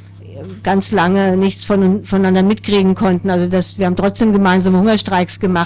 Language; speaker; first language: German; native; German